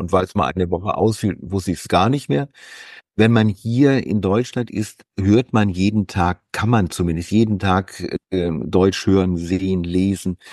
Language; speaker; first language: German; native; German